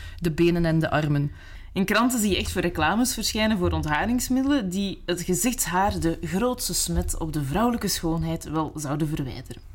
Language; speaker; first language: Dutch; native; Dutch